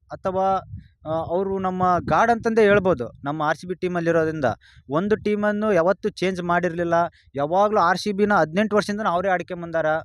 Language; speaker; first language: Kannada; native; Kannada